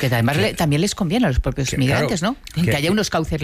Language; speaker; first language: Spanish; native; Spanish